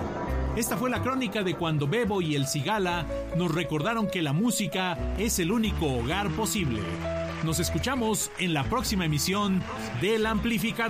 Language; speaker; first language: Spanish; native; Spanish